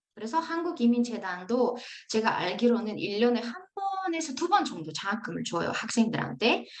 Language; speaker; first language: Korean; non-native, fluent; Uzbek